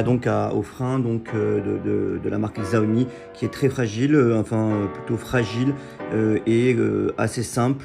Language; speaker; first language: French; native; French